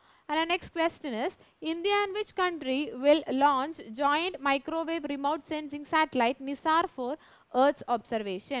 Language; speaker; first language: English; non-native, local second language; Malayalam